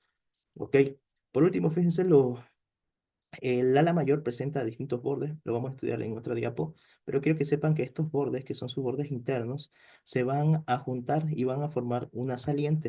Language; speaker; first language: Spanish; native; Spanish